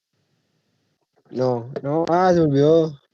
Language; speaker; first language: Spanish; native; Spanish